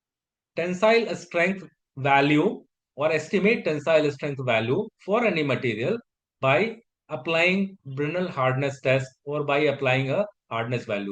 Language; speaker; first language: English; non-native, local second language; Hindi